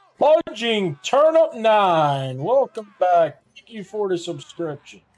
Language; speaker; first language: English; native; English